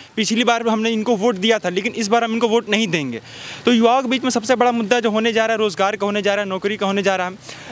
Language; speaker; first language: Hindi; native; Hindi